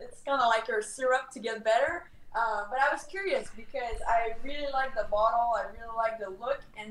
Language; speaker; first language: English; non-native, fluent; French